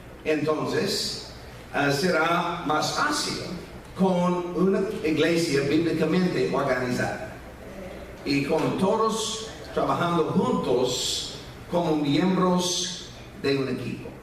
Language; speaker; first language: Spanish; non-native, fluent; English